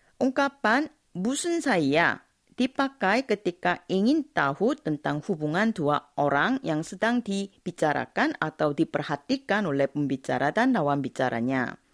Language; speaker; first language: Indonesian; non-native, fluent; Korean